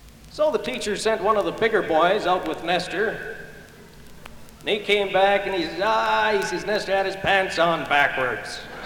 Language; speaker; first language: English; early bilingual, other home language; Ukrainian